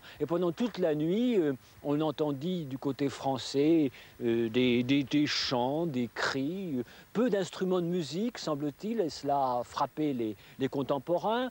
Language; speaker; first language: French; native; French